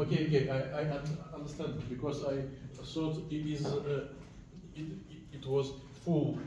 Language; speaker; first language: English; non-native, learner; Russian